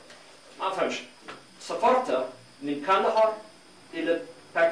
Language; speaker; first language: Arabic; non-native, learner; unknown